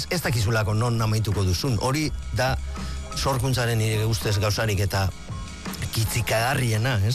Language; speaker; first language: Basque; native; Basque